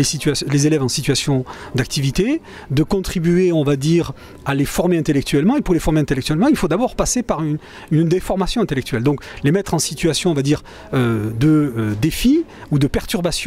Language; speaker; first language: French; native; French